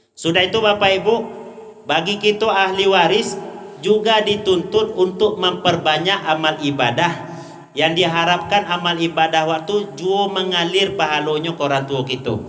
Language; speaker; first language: Malay; non-native, local second language; Minangkabau